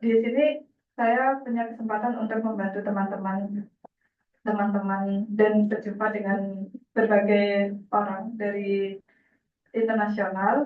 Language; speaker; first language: Indonesian; native; Indonesian